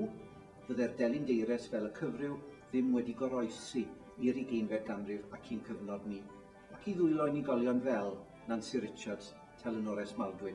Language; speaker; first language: Welsh; native; Welsh